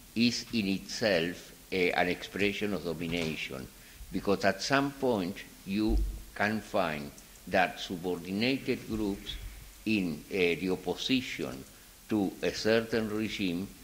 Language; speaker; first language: English; non-native, fluent; Spanish